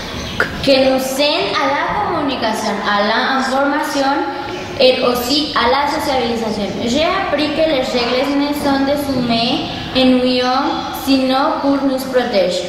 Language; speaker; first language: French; non-native, learner; Spanish